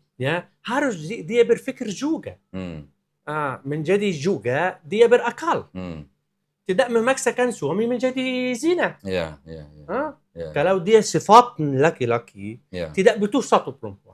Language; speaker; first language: Indonesian; non-native, learner; Arabic